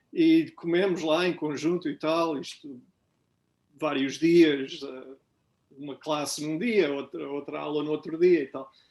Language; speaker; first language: Portuguese; native; Portuguese